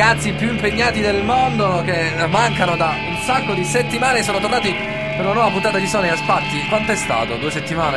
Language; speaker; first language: Italian; native; Italian